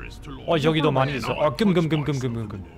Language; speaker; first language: Korean; non-native, learner; German